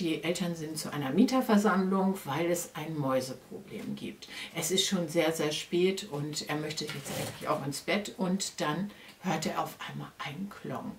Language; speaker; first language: German; native; German